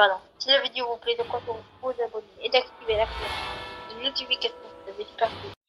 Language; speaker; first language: French; native; French